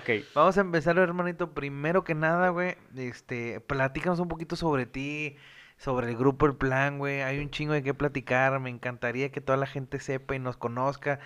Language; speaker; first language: Spanish; native; Spanish